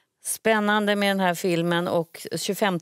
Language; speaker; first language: Swedish; native; Swedish